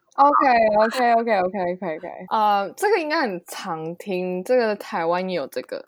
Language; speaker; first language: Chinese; non-native, local second language; Cantonese